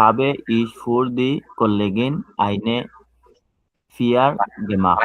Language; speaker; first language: German; non-native, learner; Bangla